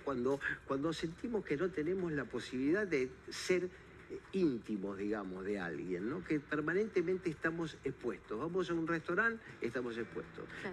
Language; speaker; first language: Spanish; native; Spanish